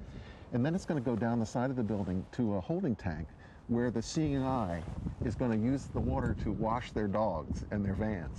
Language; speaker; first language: English; native; English